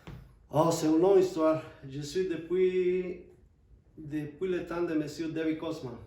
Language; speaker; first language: French; non-native, fluent; Spanish